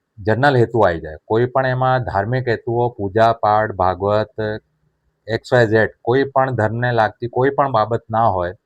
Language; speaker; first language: Gujarati; non-native, local second language; Sindhi